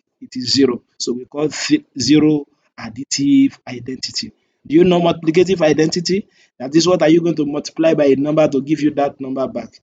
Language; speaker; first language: English; non-native, local second language; Yoruba